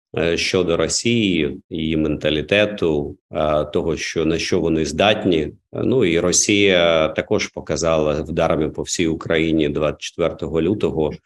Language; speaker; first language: Ukrainian; non-native, local second language; Russian